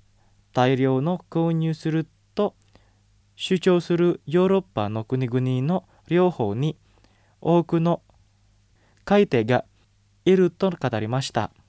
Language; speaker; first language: Japanese; non-native, fluent; Indonesian